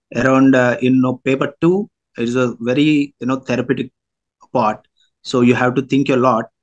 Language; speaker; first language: English; non-native, local second language; Telugu